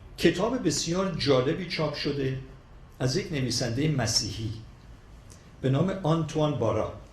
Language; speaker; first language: Persian; native; Persian